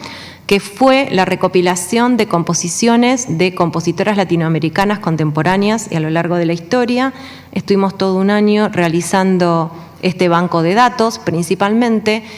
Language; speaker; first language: Spanish; native; Spanish